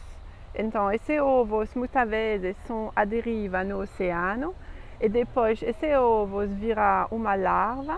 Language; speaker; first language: Portuguese; non-native, fluent; French